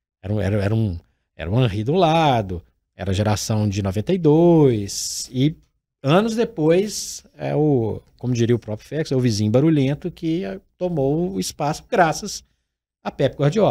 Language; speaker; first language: Portuguese; native; Portuguese